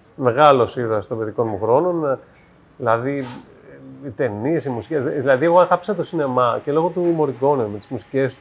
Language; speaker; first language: Greek; native; Greek